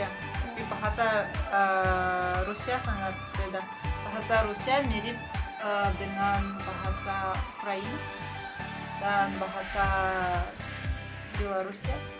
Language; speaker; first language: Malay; non-native, learner; Russian